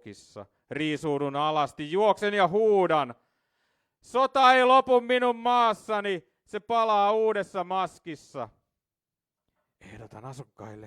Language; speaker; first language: Finnish; native; Finnish